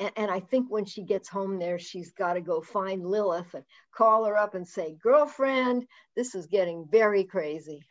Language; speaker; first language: English; native; English